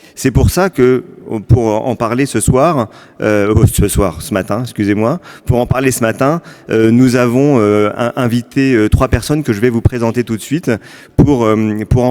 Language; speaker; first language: French; native; French